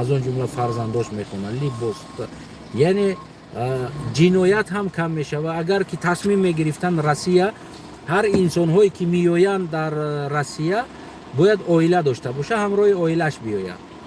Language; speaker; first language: Persian; non-native, local second language; Uzbek